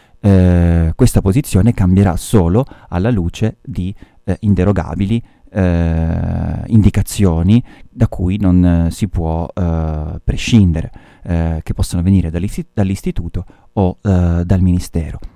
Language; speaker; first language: Italian; native; Italian